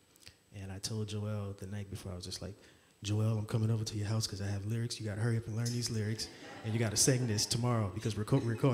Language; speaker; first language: English; native; English